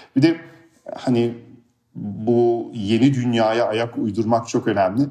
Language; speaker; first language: Turkish; early bilingual, heritage; Turkish